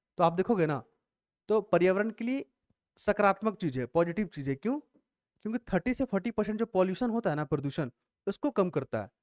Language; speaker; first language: Hindi; native; Hindi